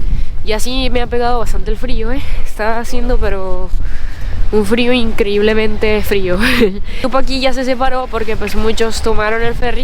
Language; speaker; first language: Spanish; native; Spanish